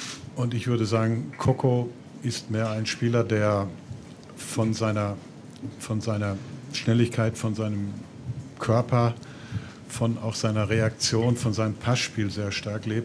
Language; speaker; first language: German; native; German